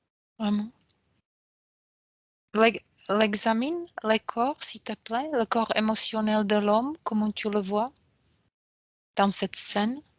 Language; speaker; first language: French; non-native, fluent; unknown